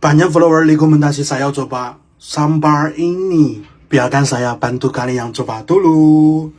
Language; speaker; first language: Indonesian; non-native, learner; Chinese